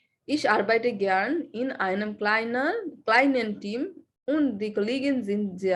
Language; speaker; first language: German; non-native, learner; Bangla